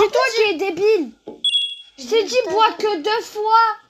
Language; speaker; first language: French; native; French